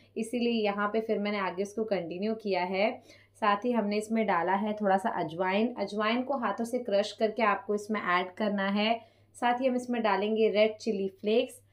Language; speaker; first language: Hindi; non-native, local second language; Punjabi